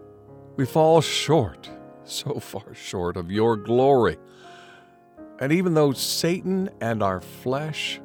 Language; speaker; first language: English; native; English